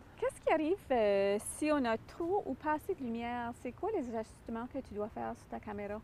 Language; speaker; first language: French; native; French